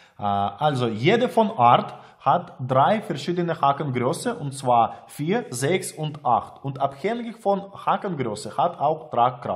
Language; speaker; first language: German; non-native, learner; Russian